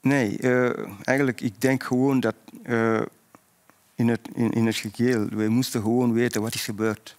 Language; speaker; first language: Dutch; non-native, fluent; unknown